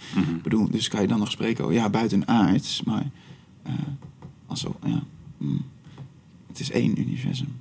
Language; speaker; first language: Dutch; native; Dutch